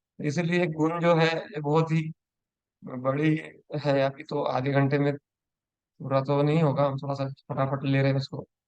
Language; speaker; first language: Hindi; non-native, local second language; Marathi